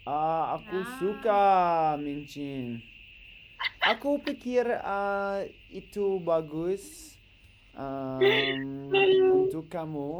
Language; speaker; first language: Indonesian; non-native, learner; English